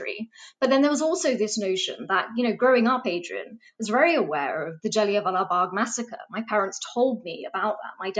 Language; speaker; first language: English; native; English